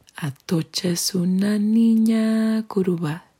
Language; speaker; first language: Spanish; native; Spanish